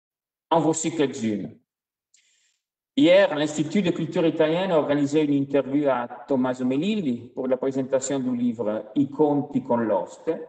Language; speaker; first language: French; non-native, fluent; Italian